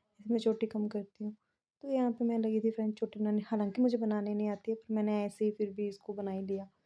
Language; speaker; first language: Hindi; native; Hindi